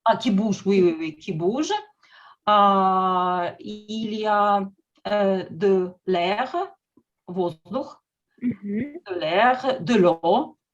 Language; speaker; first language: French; non-native, learner; Russian